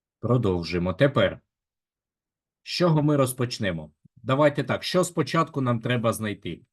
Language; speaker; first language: Ukrainian; native; Ukrainian